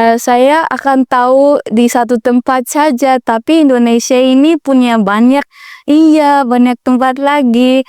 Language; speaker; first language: Indonesian; non-native, learner; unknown